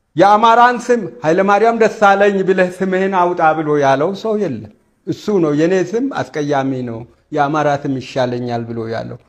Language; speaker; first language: Amharic; non-native, local second language; Wolaytta